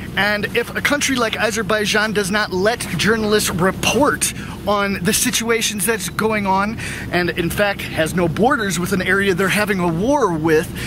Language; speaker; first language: English; native; English